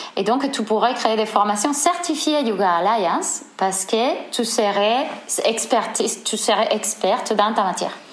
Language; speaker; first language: French; non-native, fluent; Spanish